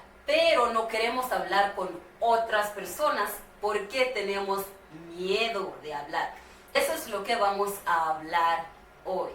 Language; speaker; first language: Spanish; non-native, learner; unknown